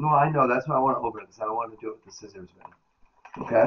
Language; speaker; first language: English; native; English